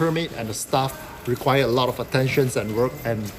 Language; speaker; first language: English; non-native, local second language; Chinese